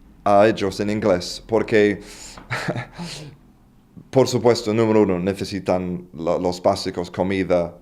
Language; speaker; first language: Spanish; non-native, fluent; English